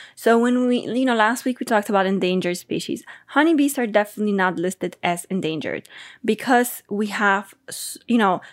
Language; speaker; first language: English; non-native, fluent; Bulgarian